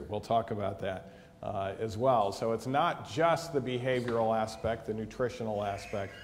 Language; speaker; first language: English; native; English